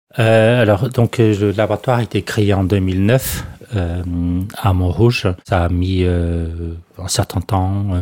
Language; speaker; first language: French; non-native, fluent; Portuguese